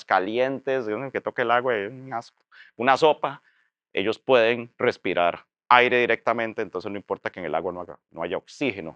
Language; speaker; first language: Spanish; native; Spanish